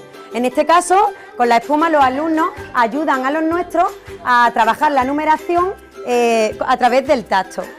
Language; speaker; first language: Spanish; native; Spanish